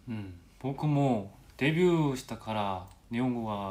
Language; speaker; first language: Japanese; non-native, learner; Korean